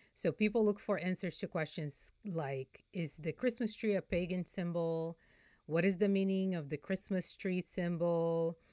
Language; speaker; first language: English; non-native, fluent; Portuguese